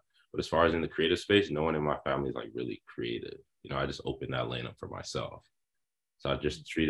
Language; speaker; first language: English; native; English